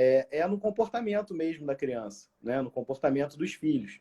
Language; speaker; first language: Portuguese; native; Portuguese